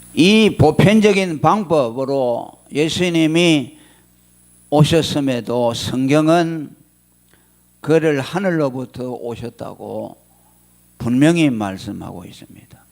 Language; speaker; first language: Korean; native; Korean